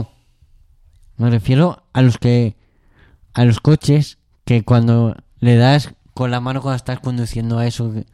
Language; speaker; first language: Spanish; native; Spanish